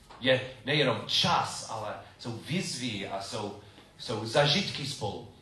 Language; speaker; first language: Czech; non-native, learner; English